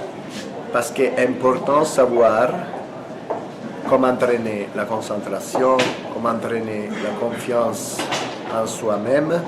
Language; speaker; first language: French; non-native, fluent; Italian